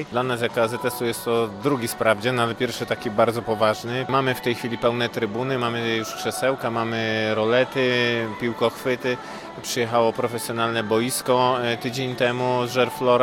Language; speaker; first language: Polish; native; Polish